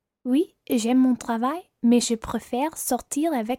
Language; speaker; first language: French; non-native, learner; English